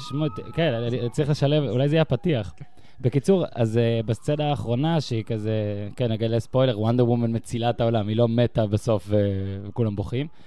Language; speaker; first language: Hebrew; native; Hebrew